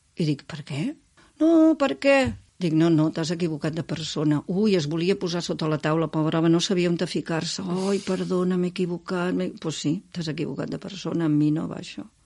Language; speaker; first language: Catalan; native; Catalan